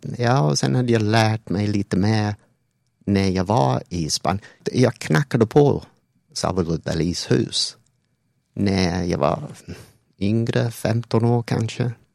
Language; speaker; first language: Swedish; non-native, fluent; English